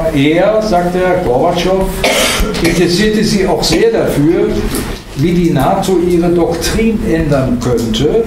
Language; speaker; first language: German; native; German